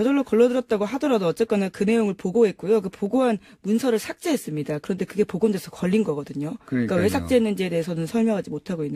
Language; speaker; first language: Korean; native; Korean